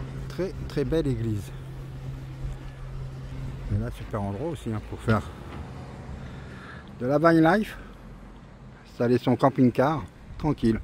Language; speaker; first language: French; native; French